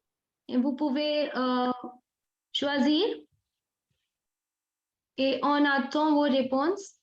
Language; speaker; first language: French; non-native, fluent; Hindi